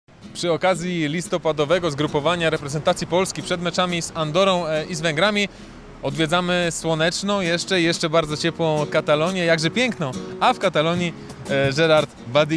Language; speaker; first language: Polish; native; Polish